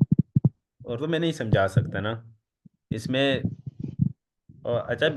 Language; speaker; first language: Hindi; non-native, local second language; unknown